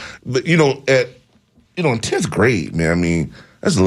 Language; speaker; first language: English; native; English